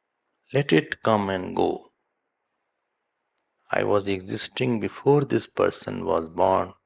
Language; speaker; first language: English; non-native, local second language; Hindi